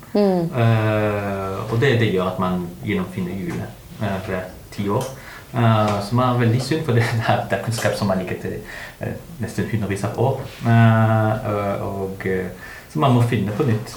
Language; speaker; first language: Norwegian; non-native, fluent; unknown